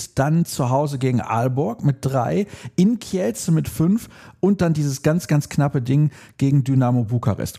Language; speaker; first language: German; native; German